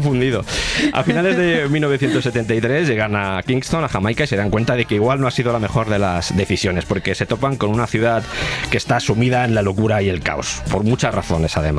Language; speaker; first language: Spanish; native; Spanish